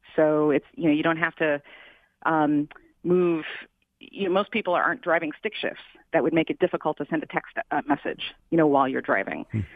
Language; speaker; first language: English; native; English